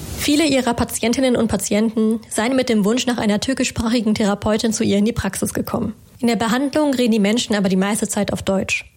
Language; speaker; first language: German; native; German